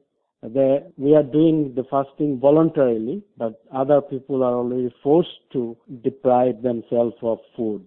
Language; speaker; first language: English; non-native, local second language; Bangla